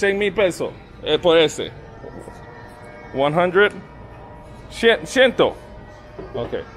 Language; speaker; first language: Spanish; non-native, learner; English